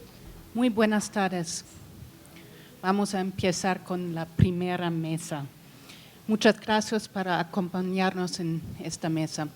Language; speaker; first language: Spanish; non-native, learner; German